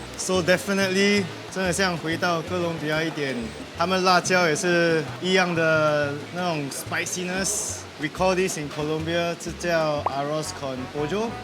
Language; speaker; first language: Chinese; native; Chinese